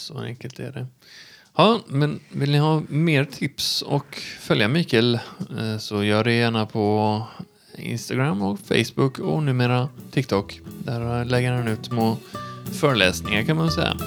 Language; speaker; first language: Swedish; native; Swedish